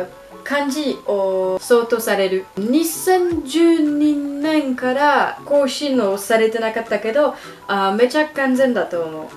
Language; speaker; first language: Japanese; non-native, learner; French